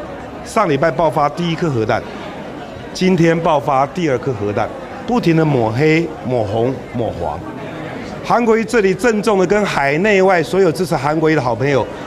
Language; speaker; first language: Chinese; native; Chinese